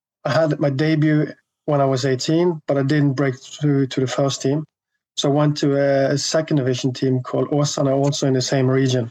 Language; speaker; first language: English; non-native, fluent; Norwegian